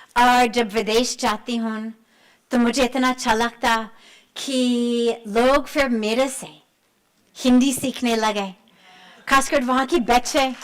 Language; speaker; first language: Hindi; non-native, fluent; English